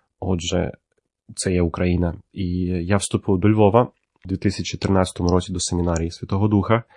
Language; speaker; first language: Ukrainian; early bilingual, heritage; Ukrainian